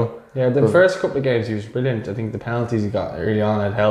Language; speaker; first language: English; native; English